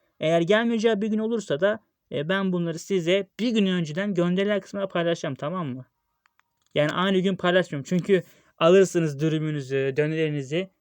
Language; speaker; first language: Turkish; native; Turkish